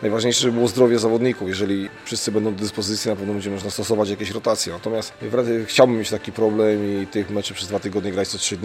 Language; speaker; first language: Polish; native; Polish